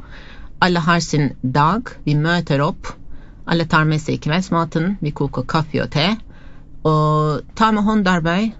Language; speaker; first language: Norwegian; non-native, fluent; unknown